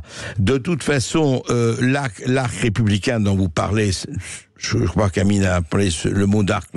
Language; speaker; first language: French; native; French